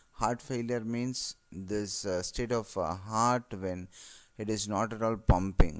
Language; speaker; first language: English; non-native, local second language; Tamil